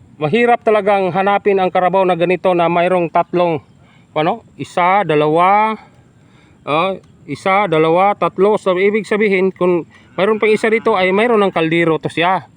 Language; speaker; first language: Filipino; non-native, local second language; Hiligaynon